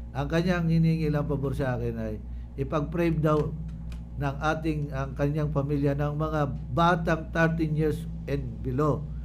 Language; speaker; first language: Filipino; non-native, local second language; Masbatenyo